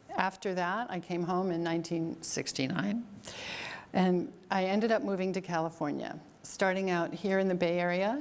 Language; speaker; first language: English; native; English